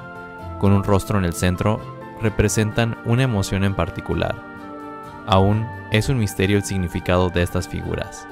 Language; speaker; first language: Spanish; native; Spanish